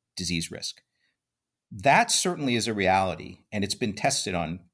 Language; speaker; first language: English; native; English